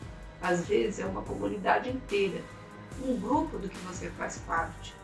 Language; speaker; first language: Portuguese; native; Portuguese